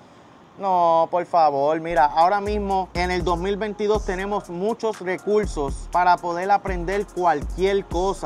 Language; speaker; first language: Spanish; native; Spanish